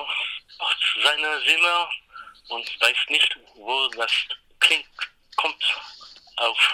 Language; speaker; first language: German; non-native, learner; English